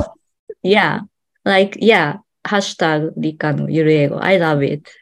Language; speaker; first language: English; non-native, learner; Japanese